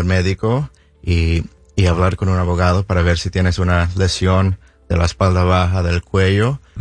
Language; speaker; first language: Spanish; early bilingual, heritage; Spanish